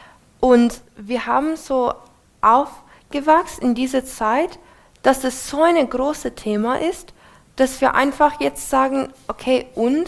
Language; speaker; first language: German; non-native, fluent; English